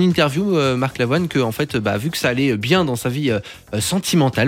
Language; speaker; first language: French; native; French